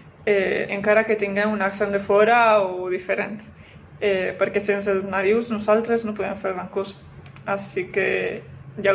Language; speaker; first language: Catalan; non-native, local second language; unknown